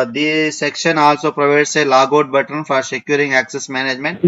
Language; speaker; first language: English; non-native, local second language; Telugu